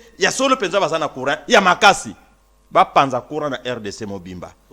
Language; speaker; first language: Lingala; non-native, local second language; Kongo